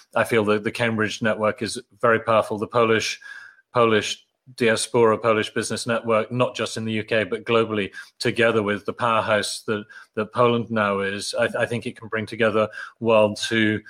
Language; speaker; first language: English; native; English